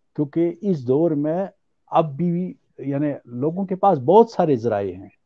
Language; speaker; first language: Urdu; non-native, local second language; Pahari-Potwari